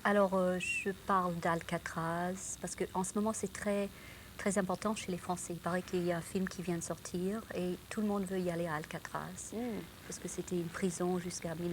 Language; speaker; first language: French; non-native, local second language; English